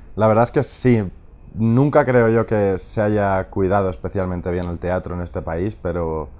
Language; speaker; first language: Spanish; native; Spanish